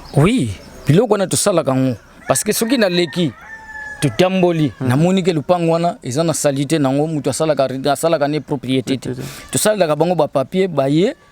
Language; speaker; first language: Lingala; non-native, local second language; Kongo